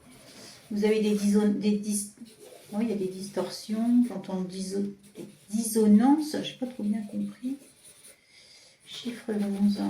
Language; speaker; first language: French; native; French